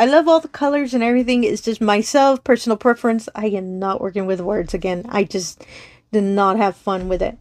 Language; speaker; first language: English; native; English